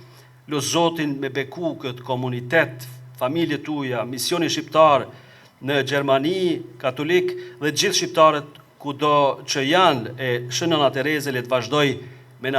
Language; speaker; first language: Albanian; native; Albanian